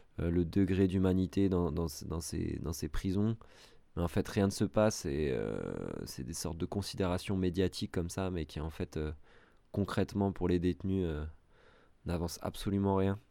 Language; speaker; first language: French; native; French